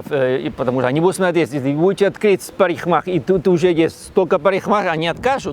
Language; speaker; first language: Russian; non-native, learner; Spanish